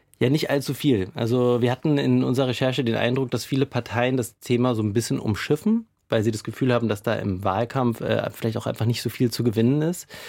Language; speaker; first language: German; native; German